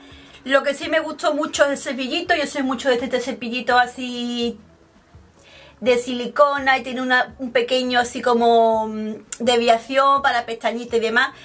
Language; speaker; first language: Spanish; native; Spanish